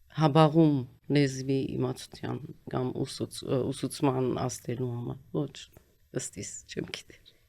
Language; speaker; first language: Armenian; early bilingual, heritage; Armenian